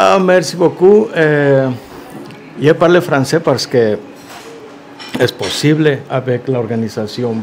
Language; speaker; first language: French; non-native, learner; Spanish